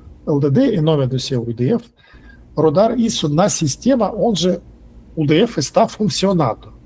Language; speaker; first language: Portuguese; non-native, fluent; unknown